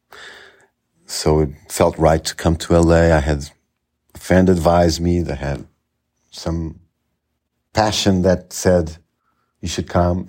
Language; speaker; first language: English; non-native, fluent; Portuguese